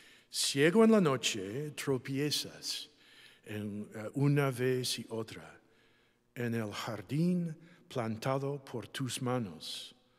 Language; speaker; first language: Spanish; non-native, fluent; English